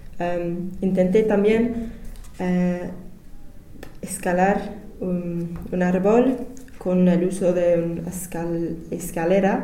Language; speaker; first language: Spanish; non-native, learner; English